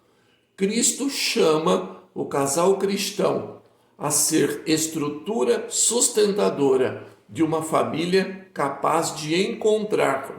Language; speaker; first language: Portuguese; native; Portuguese